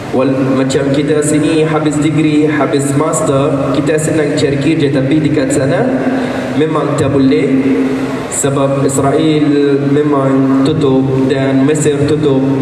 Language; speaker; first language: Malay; non-native, fluent; Arabic